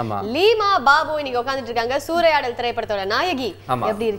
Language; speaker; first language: Tamil; native; Tamil